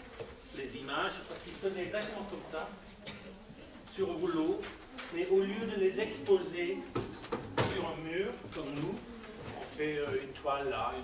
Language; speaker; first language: French; non-native, fluent; English